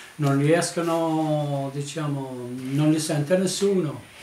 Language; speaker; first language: Italian; non-native, learner; Albanian